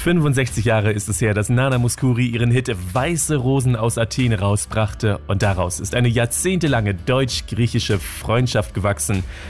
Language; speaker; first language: German; native; German